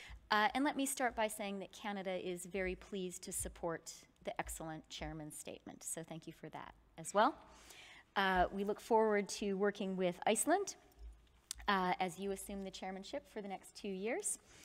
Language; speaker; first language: English; native; English